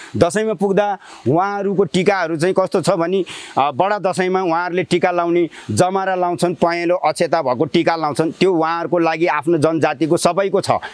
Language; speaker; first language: Nepali; native; Nepali